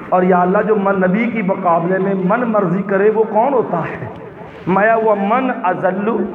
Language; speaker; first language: Urdu; non-native, local second language; Punjabi